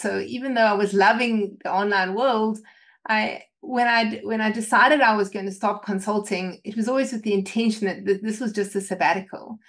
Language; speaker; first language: English; native; English